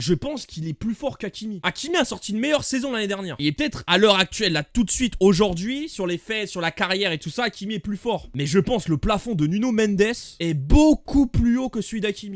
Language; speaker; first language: French; native; French